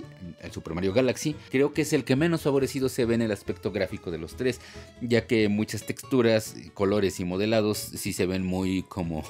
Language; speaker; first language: Spanish; native; Spanish